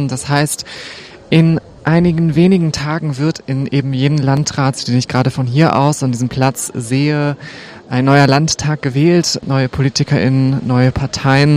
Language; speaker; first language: German; native; German